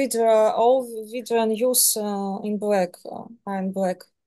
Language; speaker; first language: English; non-native, learner; Serbian